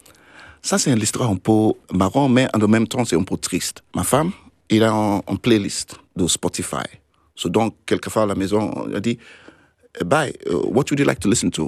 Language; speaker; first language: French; non-native, learner; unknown